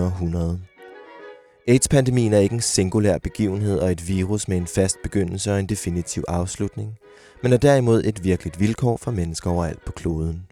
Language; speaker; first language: Danish; native; Danish